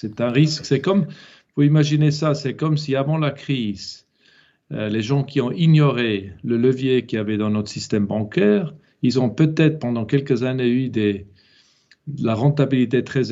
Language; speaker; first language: French; non-native, local second language; German